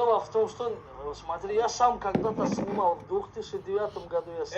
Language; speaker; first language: Russian; non-native, fluent; Armenian